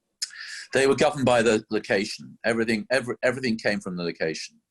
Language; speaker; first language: English; native; English